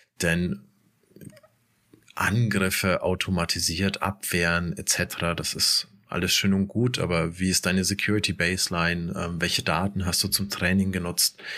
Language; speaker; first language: German; native; German